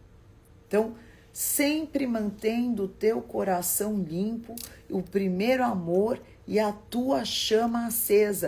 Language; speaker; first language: Portuguese; native; Portuguese